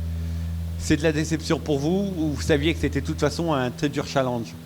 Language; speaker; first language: French; native; French